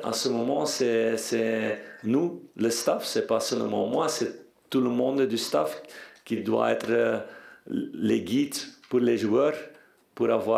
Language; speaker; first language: French; non-native, fluent; Dutch